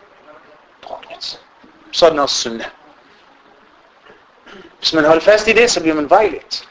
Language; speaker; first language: Danish; non-native, fluent; Arabic